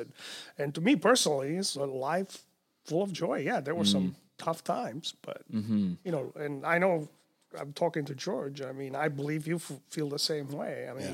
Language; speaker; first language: English; non-native, fluent; Romanian